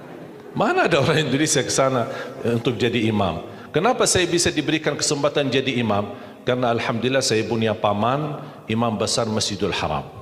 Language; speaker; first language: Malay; non-native, fluent; Arabic